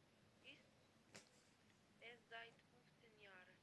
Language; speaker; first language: German; non-native, learner; Macedonian